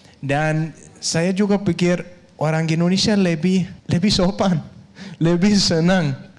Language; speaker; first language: Indonesian; non-native, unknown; Danish